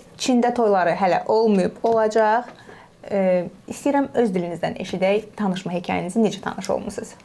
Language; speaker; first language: Azerbaijani; native; Azerbaijani